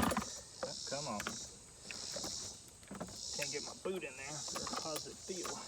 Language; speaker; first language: English; native; English